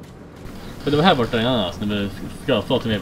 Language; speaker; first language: Swedish; native; Swedish